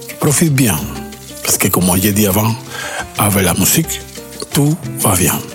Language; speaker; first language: French; non-native, learner; Spanish